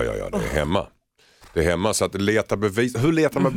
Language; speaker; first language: Swedish; native; Swedish